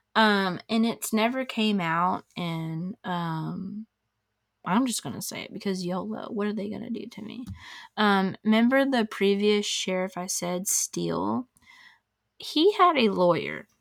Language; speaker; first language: English; native; English